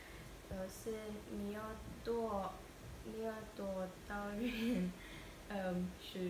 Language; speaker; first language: Chinese; non-native, learner; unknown